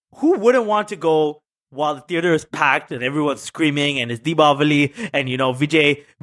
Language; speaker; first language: English; early bilingual, other home language; Tamil